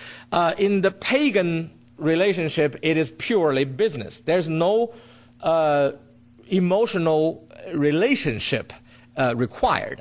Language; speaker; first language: English; non-native, fluent; Chinese